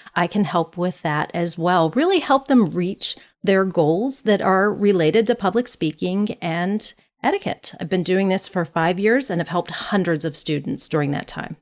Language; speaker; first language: English; native; English